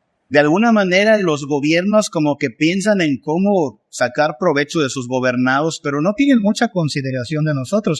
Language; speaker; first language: Spanish; native; Spanish